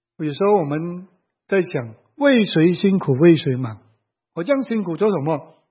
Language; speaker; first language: Chinese; native; Chinese